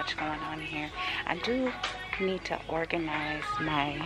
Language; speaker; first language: English; native; English